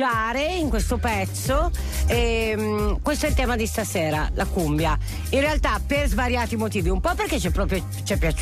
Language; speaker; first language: Italian; native; Italian